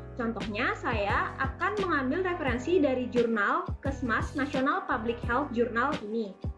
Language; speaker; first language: Indonesian; native; Indonesian